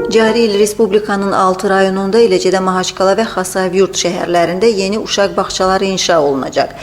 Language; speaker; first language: Azerbaijani; native; Azerbaijani